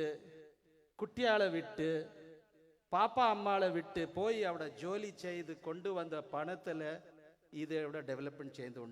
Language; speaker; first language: Malayalam; non-native, learner; Urdu